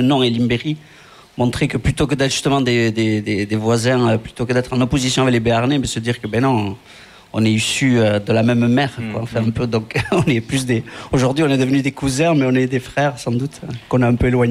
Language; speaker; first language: French; non-native, local second language; Basque